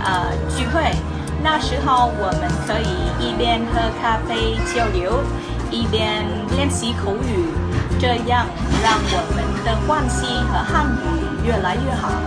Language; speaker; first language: Chinese; non-native, learner; Vietnamese